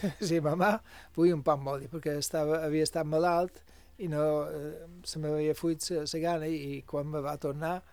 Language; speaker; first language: Catalan; non-native, local second language; English